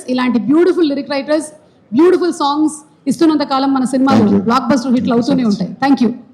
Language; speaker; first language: Telugu; native; Telugu